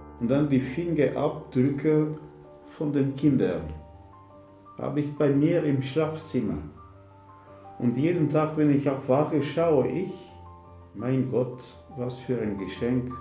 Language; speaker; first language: German; non-native, fluent; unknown